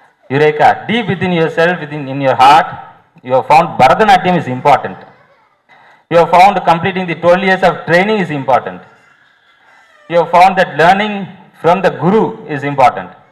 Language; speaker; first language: English; non-native, local second language; Tamil